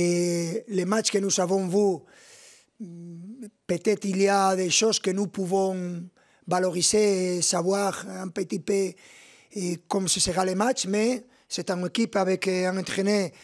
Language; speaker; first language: French; non-native, fluent; Spanish